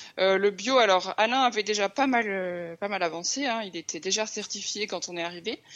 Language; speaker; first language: French; native; French